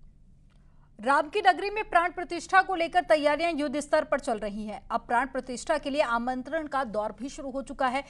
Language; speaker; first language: Hindi; native; Hindi